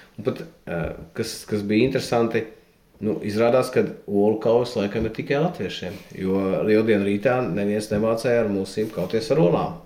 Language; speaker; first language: Latvian; native; Latvian